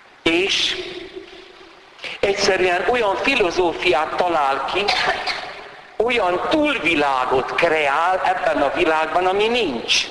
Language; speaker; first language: Hungarian; native; Hungarian